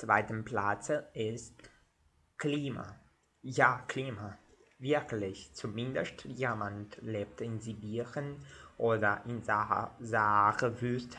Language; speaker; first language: German; non-native, learner; Portuguese